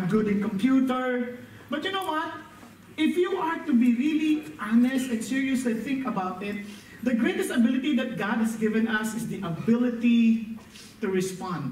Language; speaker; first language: English; non-native, local second language; Filipino